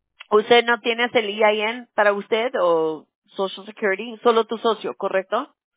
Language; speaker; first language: Spanish; early bilingual, heritage; Spanish